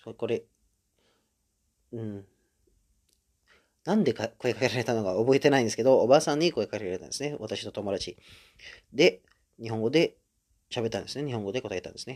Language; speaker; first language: Japanese; non-native, fluent; Indonesian